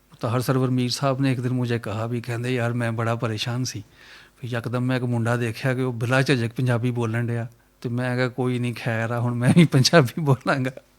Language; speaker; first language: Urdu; non-native, local second language; Punjabi